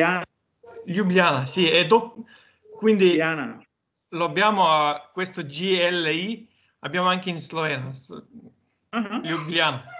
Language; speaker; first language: Italian; non-native, learner; Slovenian